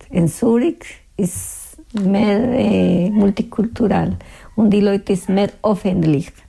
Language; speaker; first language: German; non-native, learner; Spanish